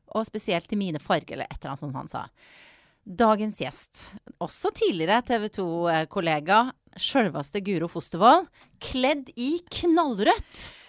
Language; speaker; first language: Norwegian; native; Norwegian